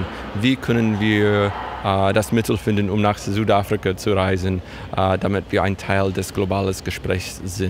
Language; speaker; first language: German; non-native, fluent; English